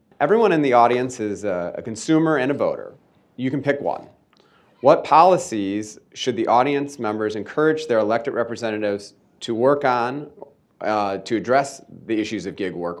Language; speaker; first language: English; native; English